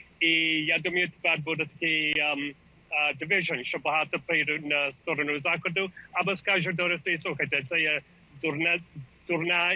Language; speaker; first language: Ukrainian; early bilingual, heritage; English